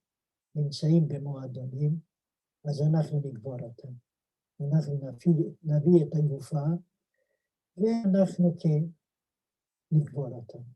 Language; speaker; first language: Hebrew; non-native, fluent; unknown